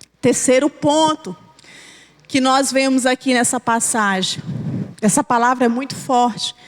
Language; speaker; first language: Portuguese; native; Portuguese